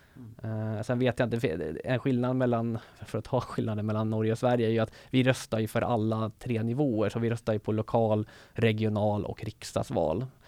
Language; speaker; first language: Swedish; native; Swedish